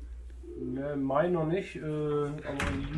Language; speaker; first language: German; native; German